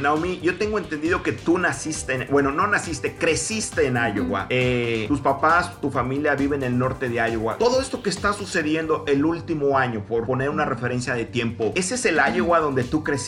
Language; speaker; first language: Spanish; native; Spanish